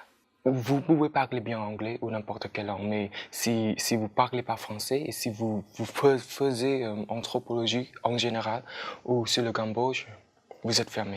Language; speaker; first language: French; non-native, fluent; Khmer